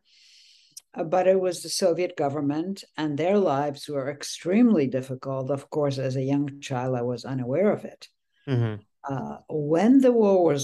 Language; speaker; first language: English; early bilingual, other home language; Polish